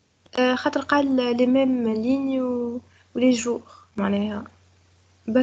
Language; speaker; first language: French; non-native, local second language; Arabic